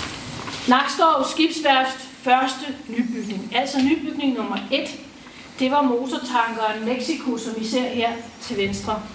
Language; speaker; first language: Danish; native; Danish